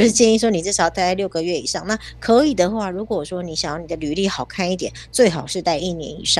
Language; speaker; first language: Chinese; native; Chinese